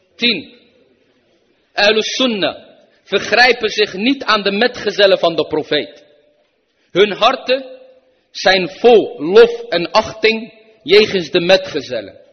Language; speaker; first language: Dutch; early bilingual, other home language; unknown